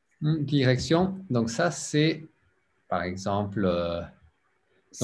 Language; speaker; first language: French; non-native, learner; English